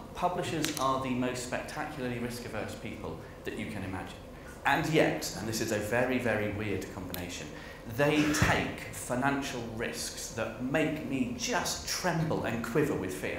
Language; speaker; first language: English; native; English